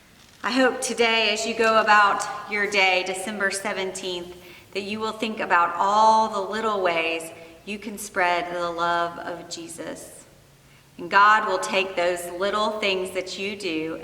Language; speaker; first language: English; native; English